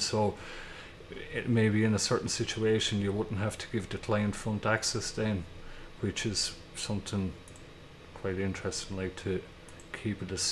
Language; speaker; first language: English; native; English